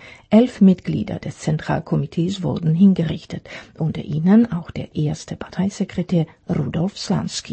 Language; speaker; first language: German; non-native, fluent; Czech